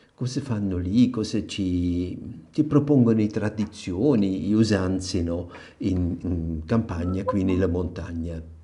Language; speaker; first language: Italian; non-native, fluent; German